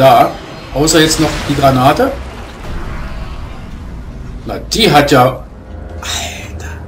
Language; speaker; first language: German; native; German